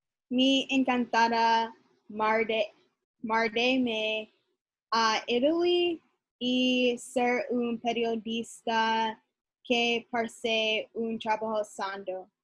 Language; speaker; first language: Spanish; non-native, learner; English